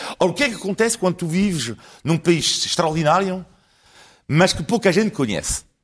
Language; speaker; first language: Portuguese; non-native, fluent; French